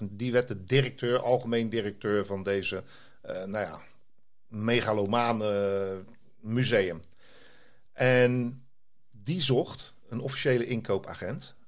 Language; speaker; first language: Dutch; native; Dutch